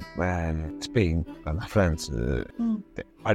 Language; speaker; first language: Japanese; non-native, learner; Spanish